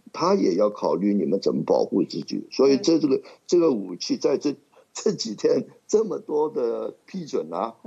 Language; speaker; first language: Chinese; non-native, local second language; Cantonese